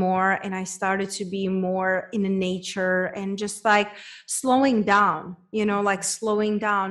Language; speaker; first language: English; non-native, fluent; Czech